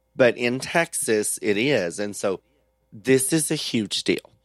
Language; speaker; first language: English; native; English